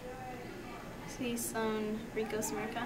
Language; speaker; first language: Spanish; non-native, learner; English